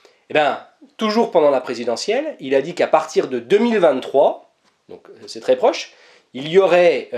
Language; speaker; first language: French; native; French